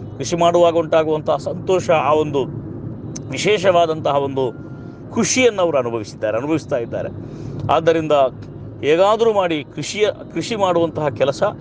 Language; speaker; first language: Kannada; non-native, local second language; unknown